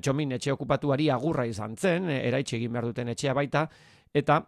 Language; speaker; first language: Basque; native; Basque